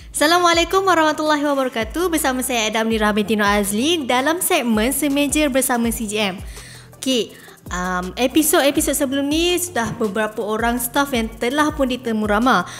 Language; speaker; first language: Malay; native; Malay